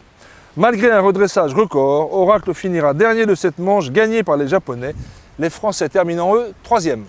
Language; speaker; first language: French; native; French